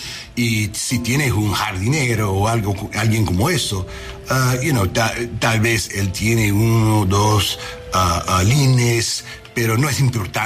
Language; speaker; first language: Spanish; non-native, learner; English